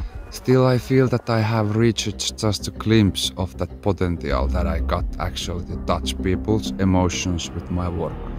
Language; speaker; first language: English; non-native, fluent; Finnish